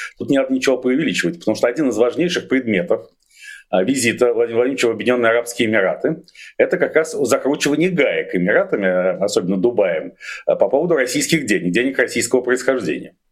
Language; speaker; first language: Russian; native; Russian